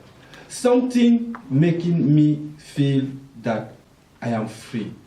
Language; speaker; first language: English; non-native, local second language; French